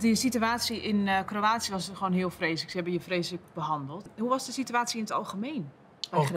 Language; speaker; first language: Dutch; native; Dutch